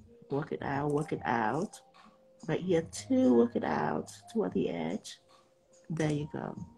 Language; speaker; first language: English; non-native, fluent; Vietnamese